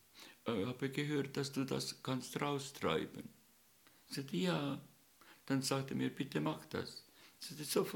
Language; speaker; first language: German; non-native, learner; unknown